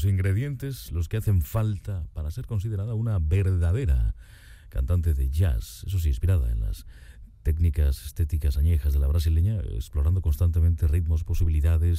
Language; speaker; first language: Spanish; native; Spanish